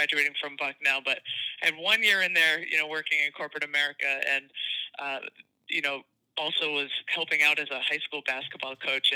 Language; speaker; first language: English; native; English